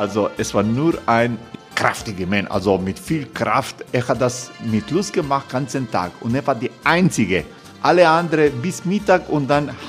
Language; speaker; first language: German; non-native, fluent; Croatian